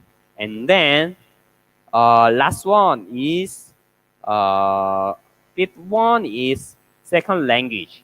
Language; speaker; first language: English; non-native, learner; Korean